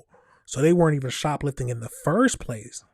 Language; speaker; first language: English; native; English